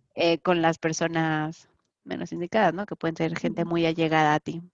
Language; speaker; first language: Spanish; native; Spanish